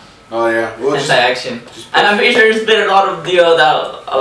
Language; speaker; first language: English; native; English